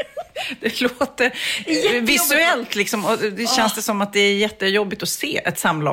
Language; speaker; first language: Swedish; native; Swedish